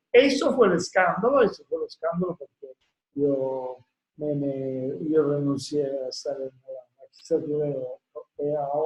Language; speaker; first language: Spanish; non-native, learner; Italian